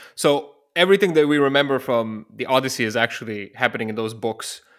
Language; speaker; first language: English; non-native, fluent; Slovenian